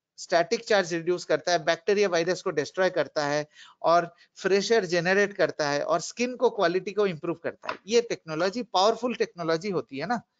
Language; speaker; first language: Hindi; non-native, local second language; Bangla